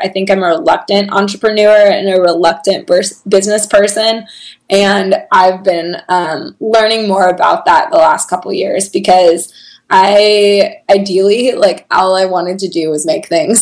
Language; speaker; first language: English; native; English